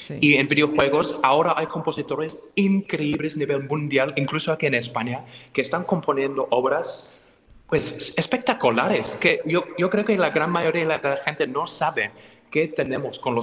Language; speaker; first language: Spanish; non-native, fluent; English